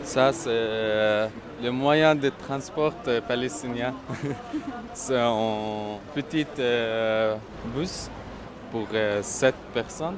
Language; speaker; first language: French; non-native, fluent; Arabic